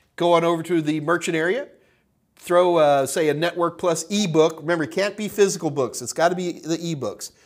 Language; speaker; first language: English; native; English